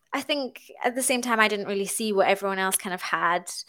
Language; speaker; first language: English; native; English